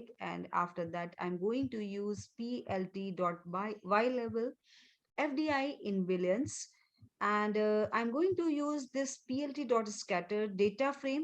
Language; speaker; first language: English; non-native, local second language; Hindi